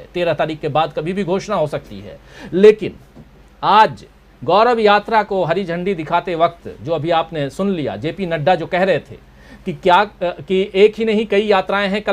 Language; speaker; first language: Hindi; native; Hindi